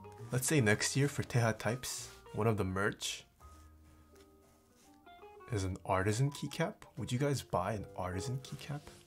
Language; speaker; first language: English; early bilingual, other home language; Korean